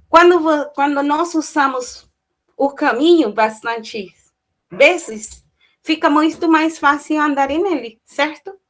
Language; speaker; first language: Portuguese; non-native, fluent; Spanish